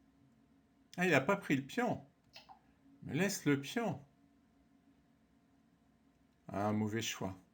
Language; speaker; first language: French; native; French